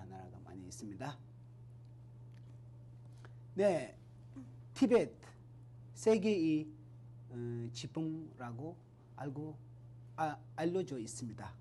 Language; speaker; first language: Korean; non-native, learner; Tibetan